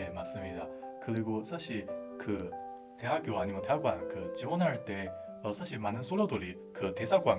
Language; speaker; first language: Korean; non-native, fluent; Chinese